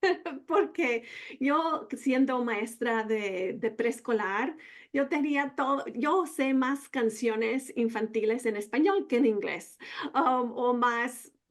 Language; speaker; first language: Spanish; non-native, fluent; English